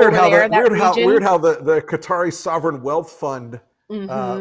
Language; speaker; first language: English; native; English